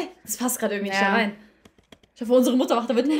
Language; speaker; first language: German; early bilingual, other home language; Albanian